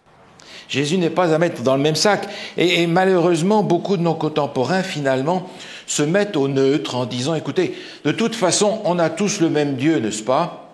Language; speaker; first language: French; native; French